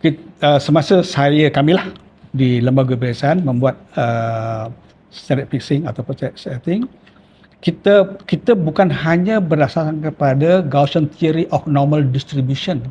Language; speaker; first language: Malay; native; Malay